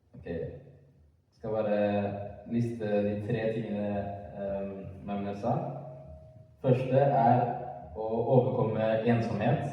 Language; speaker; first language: Norwegian; early bilingual, other home language; Amharic